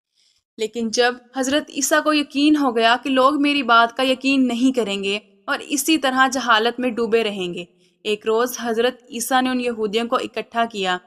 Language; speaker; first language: Urdu; native; Urdu